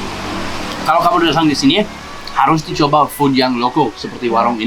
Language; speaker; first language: Indonesian; non-native, fluent; English